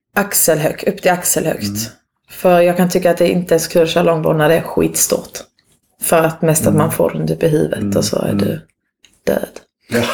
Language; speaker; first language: Swedish; native; Swedish